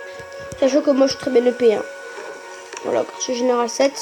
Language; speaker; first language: French; native; French